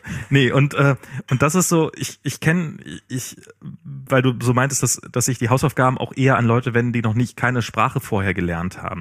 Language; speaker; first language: German; native; German